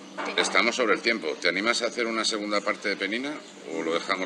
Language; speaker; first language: Spanish; native; Spanish